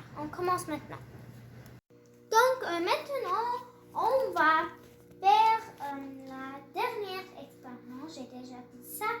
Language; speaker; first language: French; non-native, learner; English